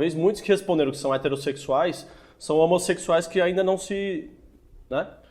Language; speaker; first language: Portuguese; native; Portuguese